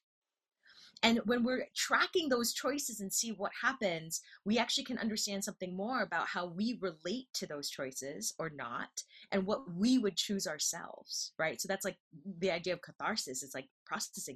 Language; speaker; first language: English; native; English